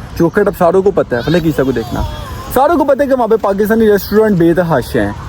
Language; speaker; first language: Urdu; non-native, local second language; Punjabi